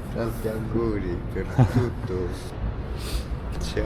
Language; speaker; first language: Italian; non-native, learner; Romanian